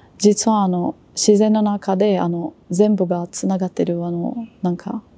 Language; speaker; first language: Japanese; non-native, learner; Portuguese